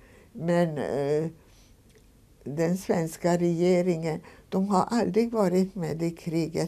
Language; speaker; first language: Swedish; non-native, fluent; Hungarian